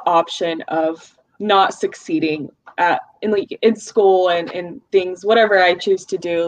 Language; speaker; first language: English; early bilingual, other home language; Russian